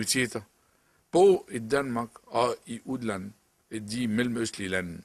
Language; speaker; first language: Danish; non-native, local second language; Arabic